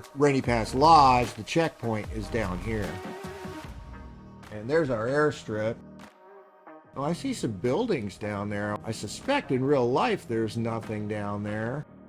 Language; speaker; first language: English; native; English